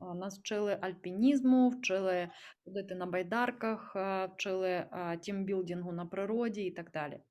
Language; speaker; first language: Ukrainian; native; Ukrainian